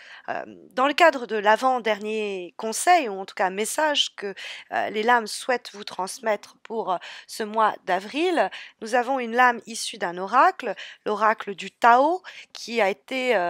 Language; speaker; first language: French; native; French